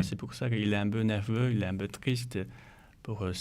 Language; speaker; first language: French; non-native, learner; Chinese